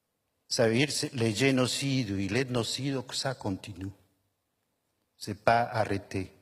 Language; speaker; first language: French; non-native, fluent; Spanish